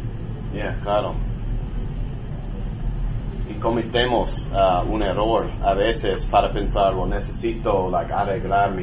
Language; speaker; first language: Spanish; non-native, learner; English